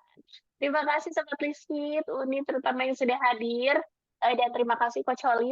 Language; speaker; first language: Indonesian; native; Indonesian